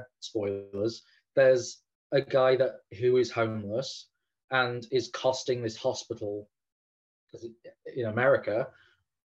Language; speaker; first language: English; native; English